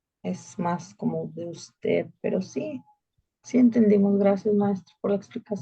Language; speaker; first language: Spanish; native; Spanish